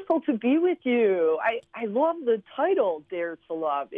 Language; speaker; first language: English; early bilingual, other home language; Slovenian